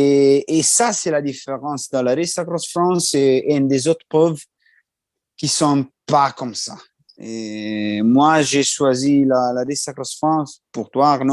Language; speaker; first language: French; non-native, learner; Italian